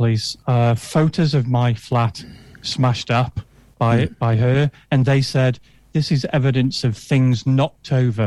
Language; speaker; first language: English; native; English